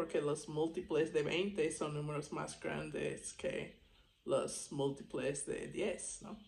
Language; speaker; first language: Spanish; non-native, fluent; English